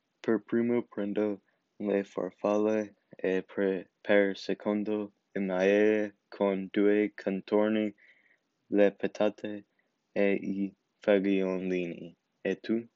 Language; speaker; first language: Italian; non-native, learner; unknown